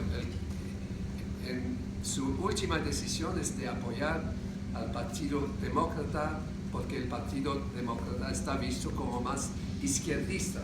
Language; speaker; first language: Spanish; non-native, fluent; English